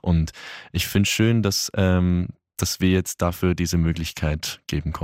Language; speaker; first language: German; native; German